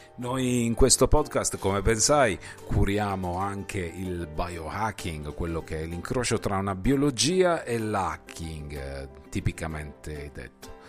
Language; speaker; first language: Italian; native; Italian